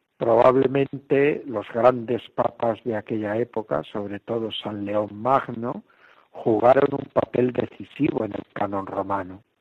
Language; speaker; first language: Spanish; native; Spanish